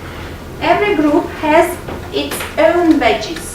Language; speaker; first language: English; non-native, fluent; Russian